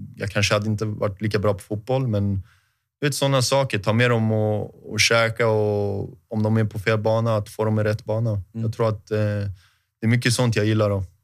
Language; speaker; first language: Swedish; native; Swedish